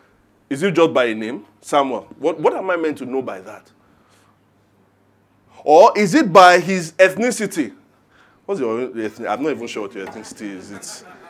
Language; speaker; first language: English; non-native, local second language; Yoruba